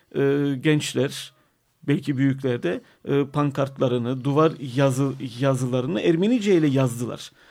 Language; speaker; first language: Turkish; non-native, local second language; Armenian